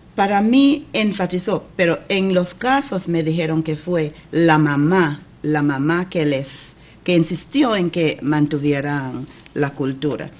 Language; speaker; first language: Spanish; non-native, fluent; English